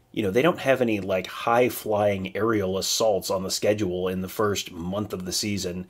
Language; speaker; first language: English; native; English